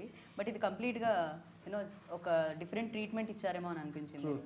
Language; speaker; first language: Telugu; native; Telugu